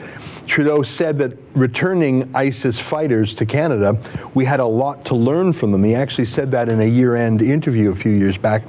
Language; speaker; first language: English; native; English